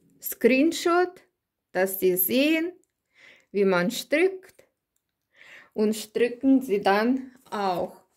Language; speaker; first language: German; non-native, learner; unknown